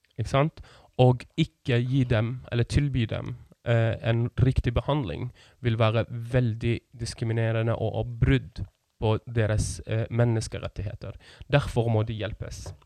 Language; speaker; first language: Norwegian; non-native, fluent; Kurdish